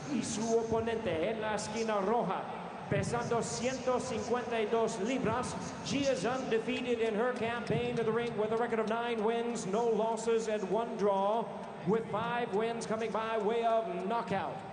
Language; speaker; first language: English; native; English